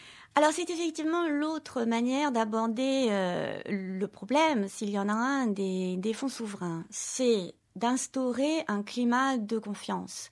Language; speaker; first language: French; native; French